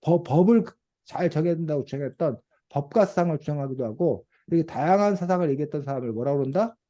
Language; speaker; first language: Korean; native; Korean